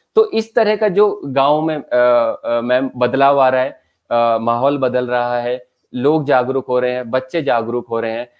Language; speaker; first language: Hindi; native; Hindi